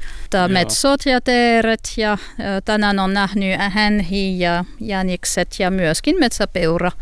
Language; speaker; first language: Finnish; non-native, learner; French